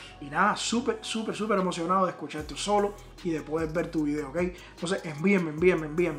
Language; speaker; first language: Spanish; native; Spanish